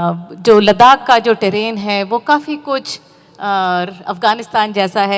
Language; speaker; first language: Hindi; native; Hindi